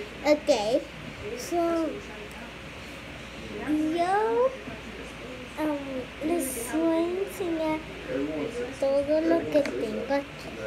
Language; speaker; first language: Spanish; early bilingual, heritage; Spanish